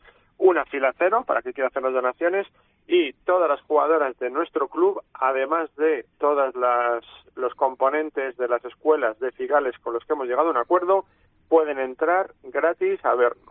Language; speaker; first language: Spanish; native; Spanish